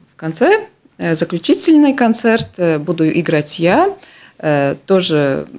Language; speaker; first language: Russian; non-native, local second language; Latvian